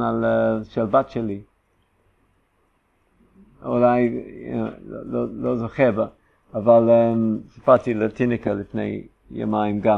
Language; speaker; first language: Hebrew; non-native, fluent; English